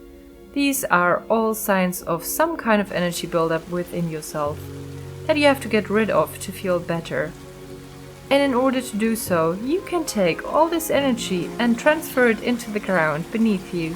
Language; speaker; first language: English; non-native, fluent; German